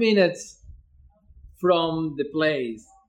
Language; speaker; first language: English; non-native, fluent; Spanish